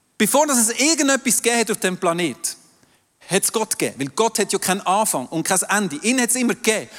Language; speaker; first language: German; non-native, local second language; French